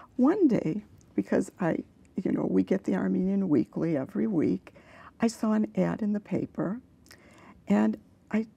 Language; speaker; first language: English; early bilingual, other home language; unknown